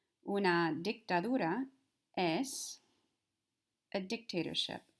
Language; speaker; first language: Spanish; non-native, fluent; English